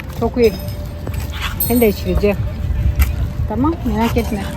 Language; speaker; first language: Turkish; non-native, fluent; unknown